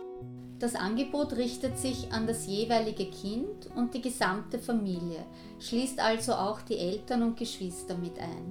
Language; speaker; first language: German; native; German